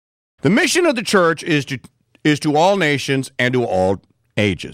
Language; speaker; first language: English; native; English